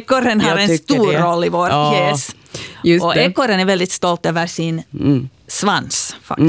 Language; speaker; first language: Swedish; native; Swedish